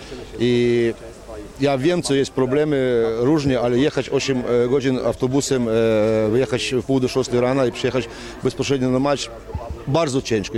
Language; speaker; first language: Polish; non-native, learner; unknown